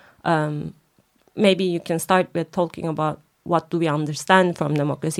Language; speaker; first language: English; non-native, fluent; Turkish